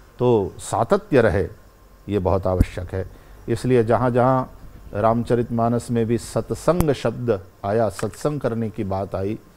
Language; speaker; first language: Hindi; non-native, local second language; Gujarati